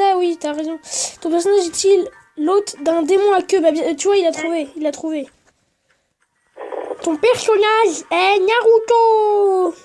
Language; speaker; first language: French; native; French